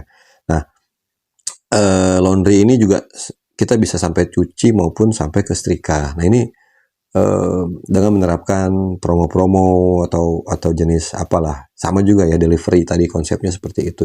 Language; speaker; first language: Indonesian; native; Indonesian